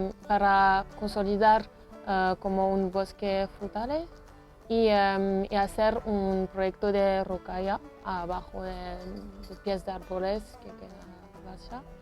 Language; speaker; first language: Spanish; non-native, fluent; French